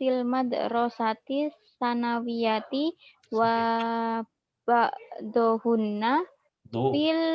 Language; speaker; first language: Arabic; non-native, learner; Indonesian